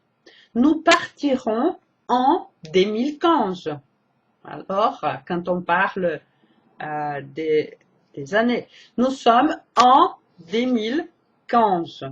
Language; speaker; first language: French; non-native, fluent; Portuguese